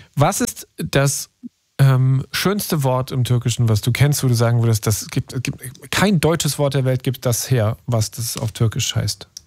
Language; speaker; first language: German; native; German